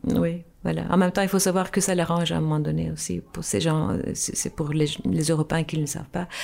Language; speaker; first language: French; non-native, fluent; Turkish